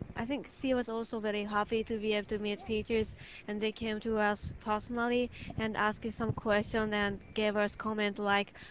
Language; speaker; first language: English; non-native, fluent; Japanese